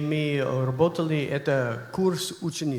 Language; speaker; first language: Russian; non-native, learner; English